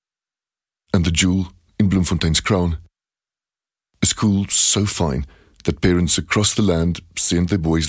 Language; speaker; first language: English; non-native, local second language; Dutch